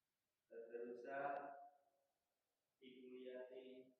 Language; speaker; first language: Arabic; non-native, learner; Indonesian